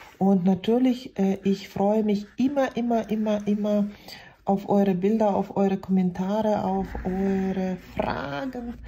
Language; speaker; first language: German; non-native, fluent; Russian